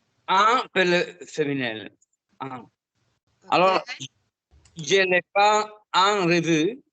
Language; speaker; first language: French; non-native, learner; Italian